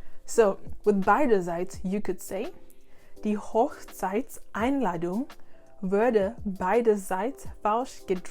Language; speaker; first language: German; non-native, learner; English